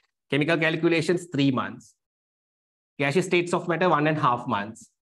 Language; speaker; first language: English; non-native, local second language; Sinhala